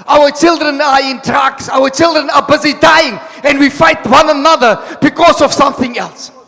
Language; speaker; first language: English; non-native, local second language; Afrikaans